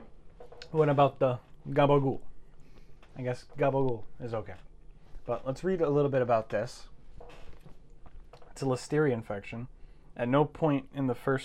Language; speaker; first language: English; native; English